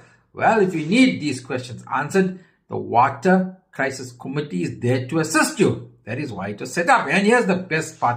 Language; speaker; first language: English; native; English